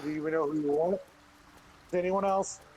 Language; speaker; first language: English; native; English